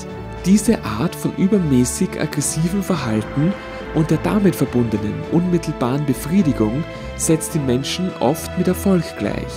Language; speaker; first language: German; native; German